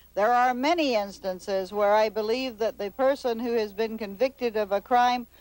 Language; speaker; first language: English; native; English